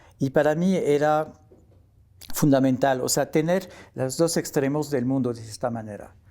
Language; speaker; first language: Spanish; non-native, fluent; French